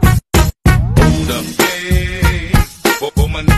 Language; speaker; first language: English; non-native, local second language; Filipino